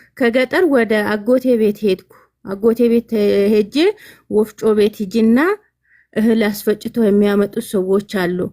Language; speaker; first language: Amharic; non-native, local second language; Northern Hindko